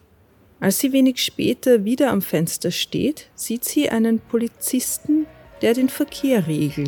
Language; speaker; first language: German; native; German